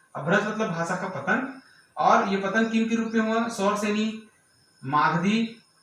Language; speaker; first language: Hindi; native; Hindi